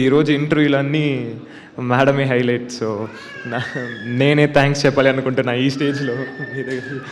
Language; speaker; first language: Telugu; non-native, learner; Tamil